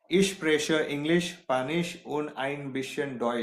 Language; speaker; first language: German; non-native, fluent; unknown